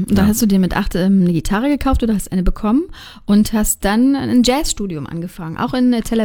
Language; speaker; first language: German; native; German